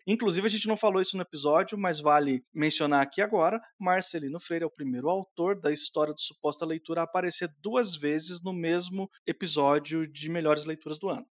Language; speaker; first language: Portuguese; native; Portuguese